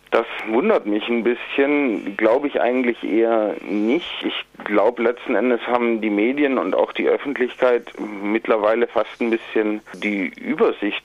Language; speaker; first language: German; native; German